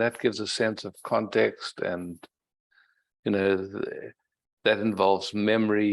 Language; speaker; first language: English; native; English